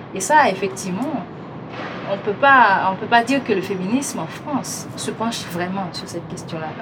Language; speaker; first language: French; non-native, local second language; Haitian Creole